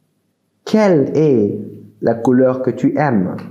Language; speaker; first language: French; non-native, fluent; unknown